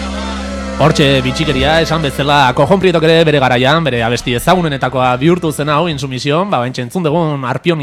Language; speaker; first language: Basque; native; Basque